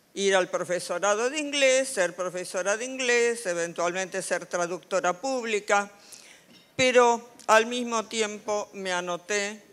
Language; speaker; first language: Spanish; native; Spanish